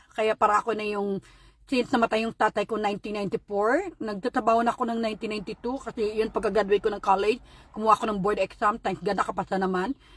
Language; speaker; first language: Filipino; non-native, local second language; Hiligaynon